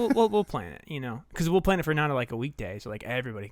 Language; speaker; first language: English; native; English